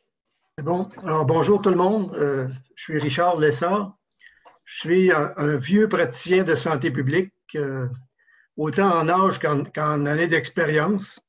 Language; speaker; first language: French; native; French